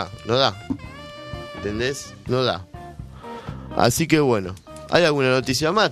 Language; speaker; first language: Spanish; native; Spanish